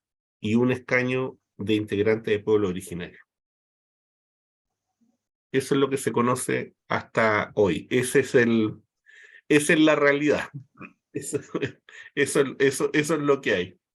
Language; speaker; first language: Spanish; native; Spanish